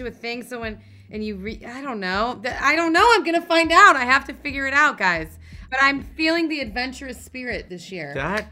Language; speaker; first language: English; native; English